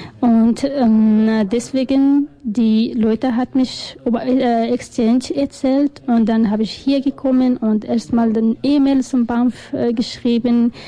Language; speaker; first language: German; non-native, learner; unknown